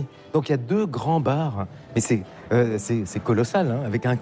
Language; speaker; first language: French; native; French